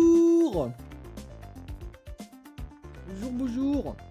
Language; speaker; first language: French; native; French